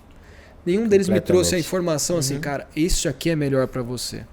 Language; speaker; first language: Portuguese; native; Portuguese